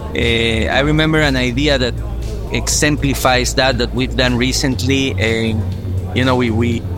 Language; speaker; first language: English; non-native, fluent; Spanish